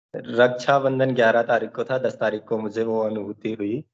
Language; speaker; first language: Hindi; native; Hindi